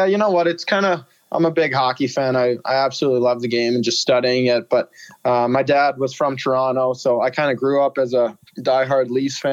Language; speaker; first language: English; native; English